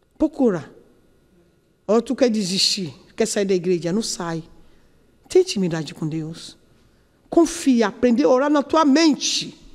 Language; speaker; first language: Portuguese; non-native, learner; Yoruba